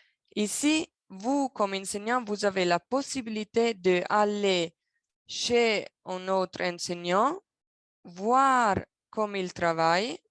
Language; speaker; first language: French; non-native, local second language; Italian